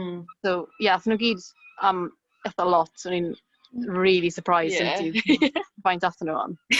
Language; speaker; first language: Welsh; native; Welsh